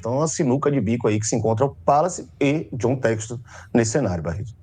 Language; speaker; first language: Portuguese; native; Portuguese